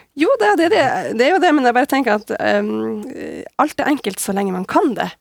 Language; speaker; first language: Norwegian; native; Norwegian